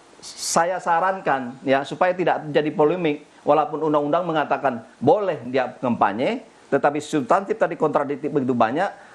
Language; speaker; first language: Indonesian; native; Indonesian